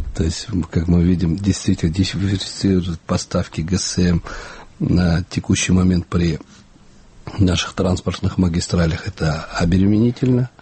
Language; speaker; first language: Russian; non-native, local second language; Kyrgyz